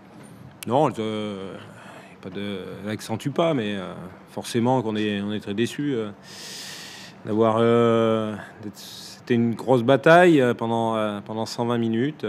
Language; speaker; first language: French; native; French